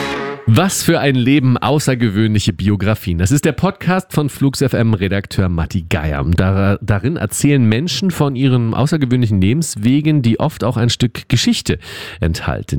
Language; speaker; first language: German; native; German